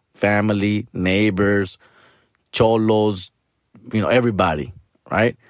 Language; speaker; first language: English; early bilingual, other home language; Spanish